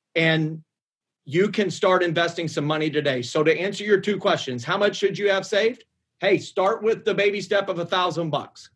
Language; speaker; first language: English; native; English